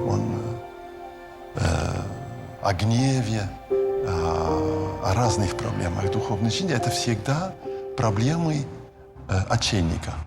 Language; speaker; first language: Russian; non-native, fluent; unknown